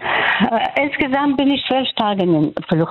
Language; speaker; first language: German; non-native, fluent; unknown